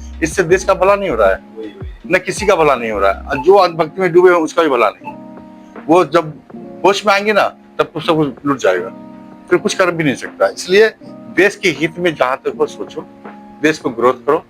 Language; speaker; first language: Hindi; native; Hindi